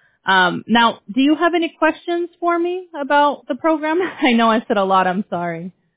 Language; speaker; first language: English; early bilingual, other home language; Spanish